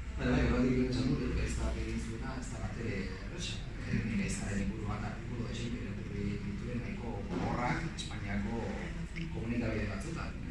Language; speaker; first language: Basque; native; Basque